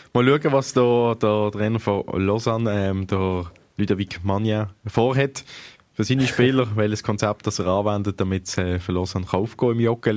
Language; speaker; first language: German; native; German